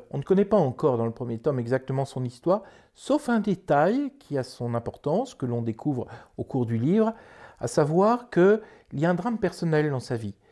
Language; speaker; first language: French; native; French